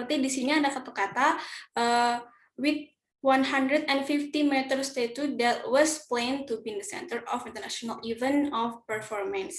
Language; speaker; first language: English; non-native, learner; Indonesian